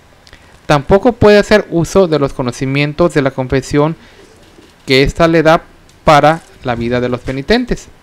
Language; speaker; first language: Spanish; native; Spanish